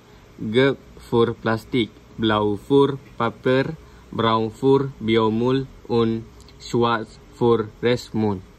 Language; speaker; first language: German; non-native, learner; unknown